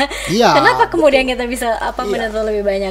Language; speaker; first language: Indonesian; native; Indonesian